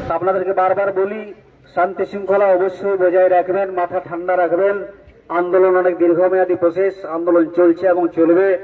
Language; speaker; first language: Bangla; native; Bangla